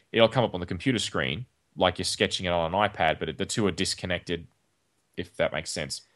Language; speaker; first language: English; native; English